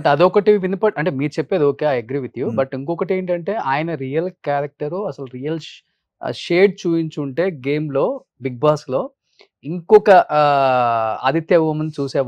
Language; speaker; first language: Telugu; native; Telugu